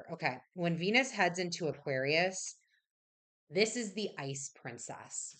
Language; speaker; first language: English; native; English